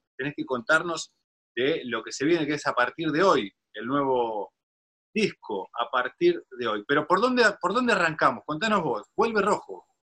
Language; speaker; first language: Spanish; native; Spanish